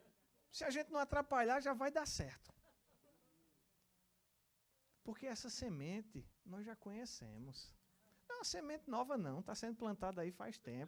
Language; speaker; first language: Portuguese; native; Portuguese